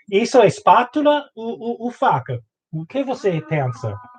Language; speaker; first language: Portuguese; non-native, learner; English